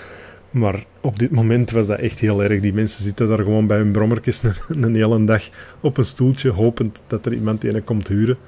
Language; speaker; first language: Dutch; native; Dutch